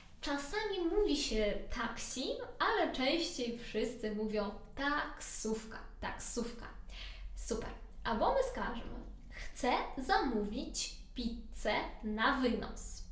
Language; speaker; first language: Polish; non-native, learner; Ukrainian